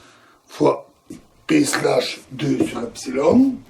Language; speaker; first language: French; native; French